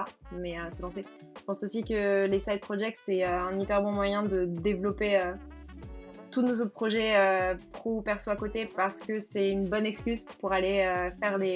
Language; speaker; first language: French; native; French